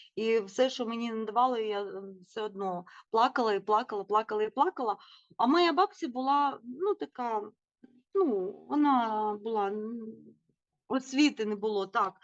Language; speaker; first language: Ukrainian; non-native, fluent; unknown